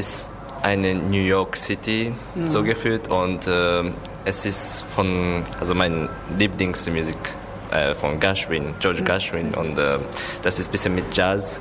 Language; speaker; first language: German; non-native, learner; Japanese